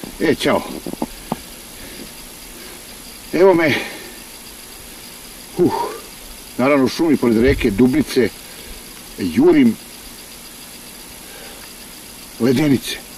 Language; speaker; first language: Serbian; native; Serbian